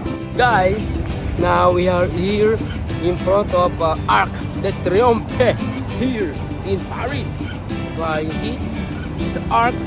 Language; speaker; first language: English; non-native, local second language; Filipino